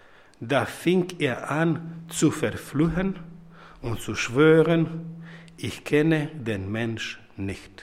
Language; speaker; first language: German; non-native, fluent; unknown